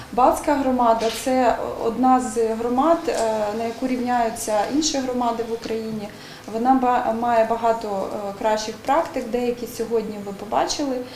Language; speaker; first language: Ukrainian; native; Ukrainian